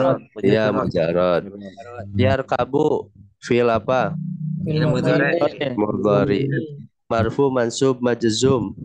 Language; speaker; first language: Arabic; non-native, fluent; Indonesian